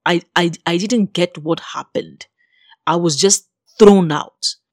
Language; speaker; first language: English; non-native, fluent; French